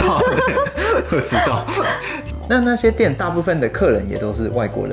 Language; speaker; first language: Chinese; native; Chinese